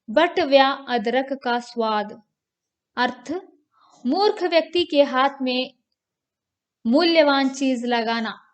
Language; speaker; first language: Hindi; non-native, local second language; Kannada